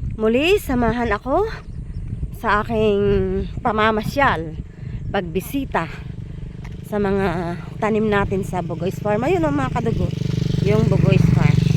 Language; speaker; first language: Filipino; non-native, local second language; Iloko